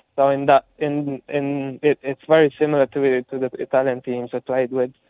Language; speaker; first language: English; early bilingual, heritage; English